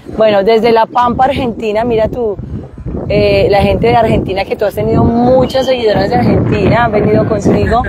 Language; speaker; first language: Spanish; native; Spanish